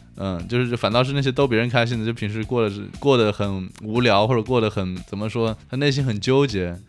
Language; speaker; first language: Chinese; native; Chinese